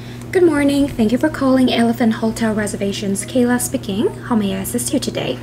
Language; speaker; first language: English; non-native, fluent; Vietnamese